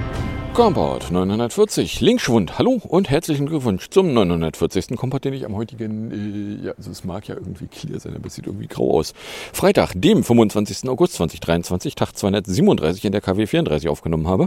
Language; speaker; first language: German; native; German